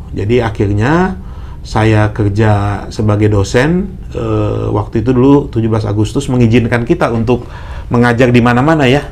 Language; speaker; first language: Indonesian; native; Indonesian